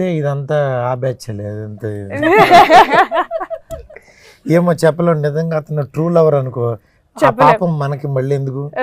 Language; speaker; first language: Telugu; native; Telugu